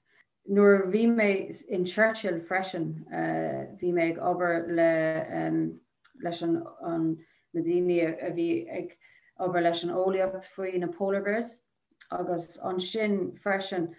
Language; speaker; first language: Irish; non-native, local second language; English